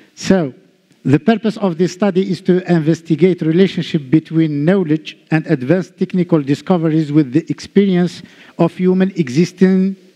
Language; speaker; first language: English; non-native, learner; Arabic